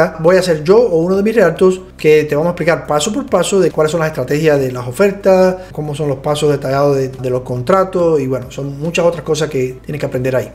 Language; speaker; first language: Spanish; native; Spanish